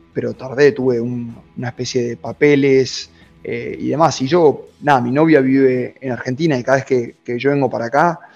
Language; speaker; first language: Spanish; native; Spanish